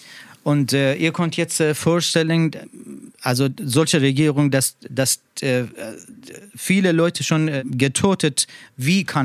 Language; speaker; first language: German; non-native, learner; Persian